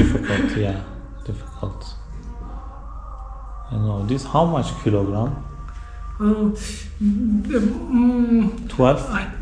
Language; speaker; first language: English; non-native, learner; Turkish